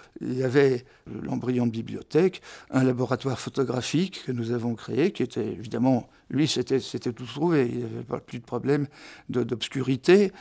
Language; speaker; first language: French; non-native, fluent; Italian